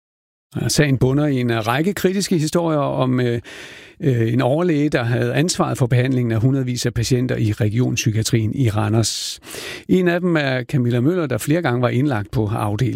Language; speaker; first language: Danish; native; Danish